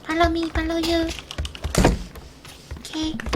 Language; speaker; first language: English; non-native, learner; Korean